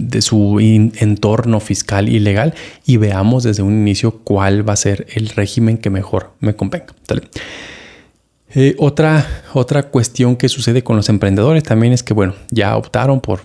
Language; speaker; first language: Spanish; native; Spanish